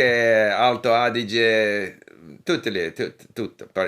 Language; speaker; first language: Italian; non-native, fluent; English